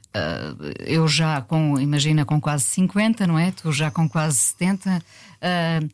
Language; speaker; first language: Portuguese; native; Portuguese